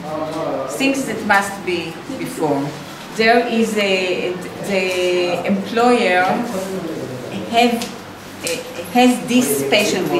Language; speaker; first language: English; non-native, fluent; Hebrew